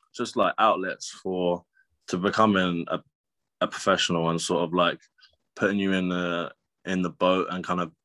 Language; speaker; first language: English; native; English